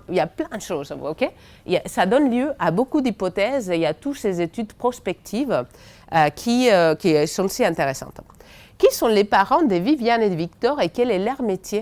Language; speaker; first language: French; non-native, fluent; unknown